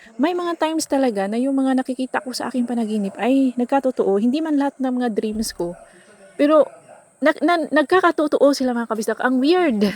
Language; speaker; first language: Filipino; non-native, local second language; Cebuano